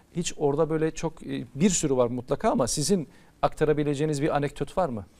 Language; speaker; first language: Turkish; native; Turkish